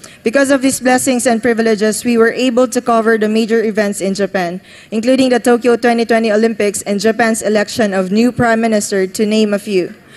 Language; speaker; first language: English; non-native, local second language; Filipino